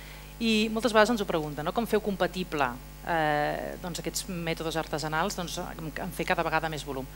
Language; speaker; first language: Catalan; native; Catalan